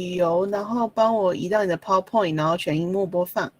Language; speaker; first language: Chinese; native; Chinese